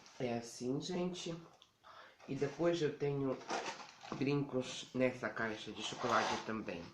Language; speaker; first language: Portuguese; non-native, learner; Ukrainian